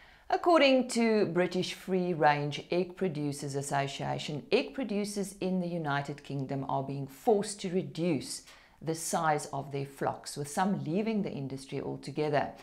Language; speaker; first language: English; non-native, local second language; Afrikaans